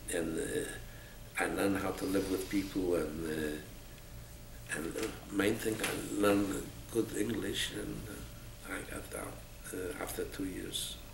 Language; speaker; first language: English; non-native, fluent; Polish